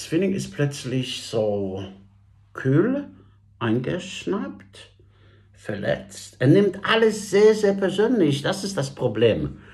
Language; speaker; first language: German; non-native, fluent; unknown